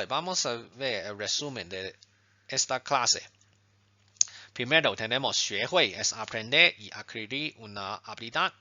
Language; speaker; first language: Spanish; non-native, fluent; Chinese